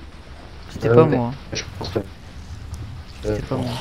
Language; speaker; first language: French; native; French